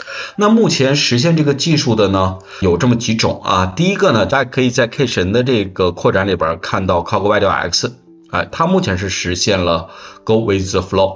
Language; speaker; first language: Chinese; native; Chinese